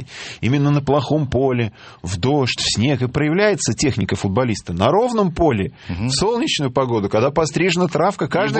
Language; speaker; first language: Russian; native; Russian